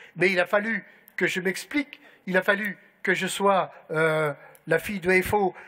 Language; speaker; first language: French; native; French